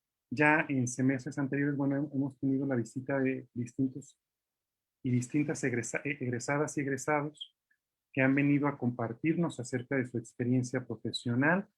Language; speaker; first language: Spanish; native; Spanish